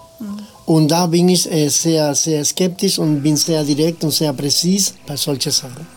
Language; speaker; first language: German; non-native, fluent; Spanish